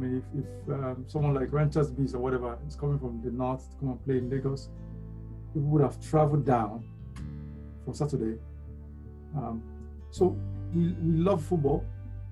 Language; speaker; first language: English; non-native, local second language; Yoruba